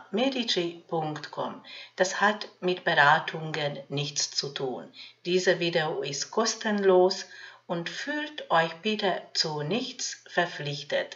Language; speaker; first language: German; non-native, fluent; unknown